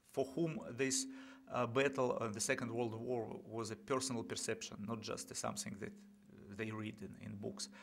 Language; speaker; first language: English; non-native, fluent; Russian